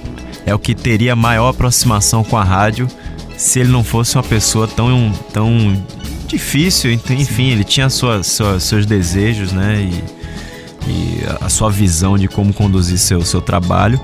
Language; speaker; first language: Portuguese; native; Portuguese